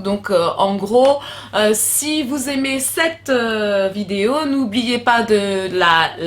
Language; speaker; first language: French; native; French